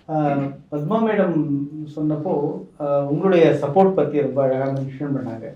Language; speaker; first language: Tamil; native; Tamil